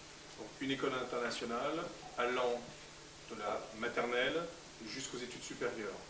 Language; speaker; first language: French; native; French